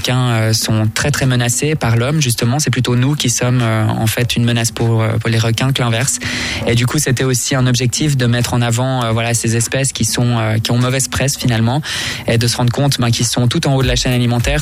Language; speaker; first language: French; native; French